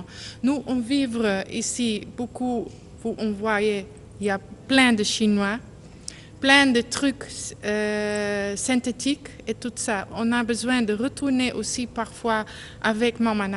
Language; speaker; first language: French; non-native, learner; Dutch